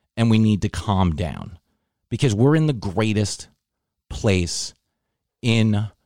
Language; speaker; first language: English; native; English